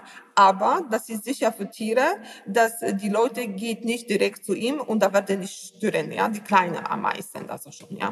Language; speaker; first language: German; non-native, learner; Polish